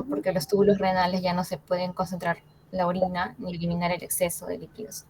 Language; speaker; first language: Spanish; native; Spanish